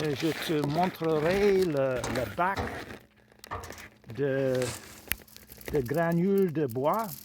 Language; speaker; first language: French; non-native, fluent; English